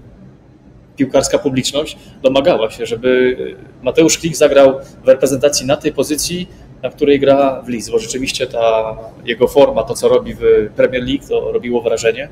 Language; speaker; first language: Polish; native; Polish